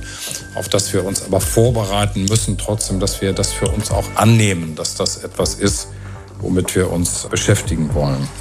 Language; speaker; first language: German; native; German